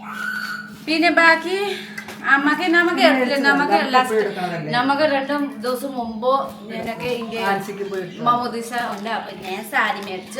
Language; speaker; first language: Malayalam; non-native, learner; Nepali